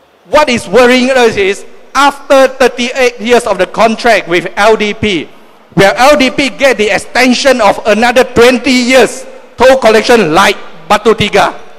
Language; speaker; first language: English; non-native, local second language; Chinese